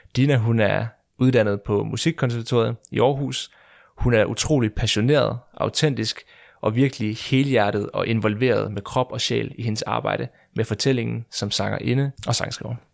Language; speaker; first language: Danish; native; Danish